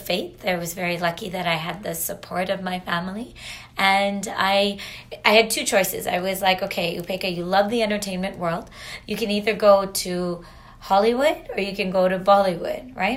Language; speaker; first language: English; native; English